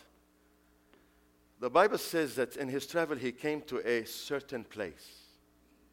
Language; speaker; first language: English; non-native, fluent; Arabic